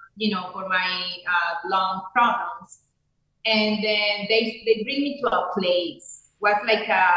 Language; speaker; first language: English; non-native, fluent; Spanish